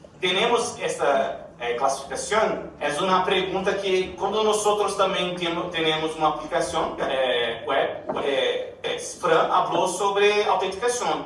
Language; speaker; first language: Spanish; non-native, learner; Portuguese